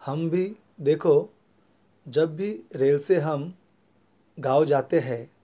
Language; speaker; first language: Hindi; non-native, local second language; Marathi